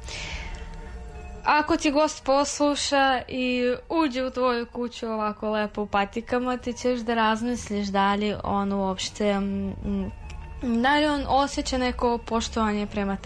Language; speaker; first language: Serbian; non-native, fluent; Russian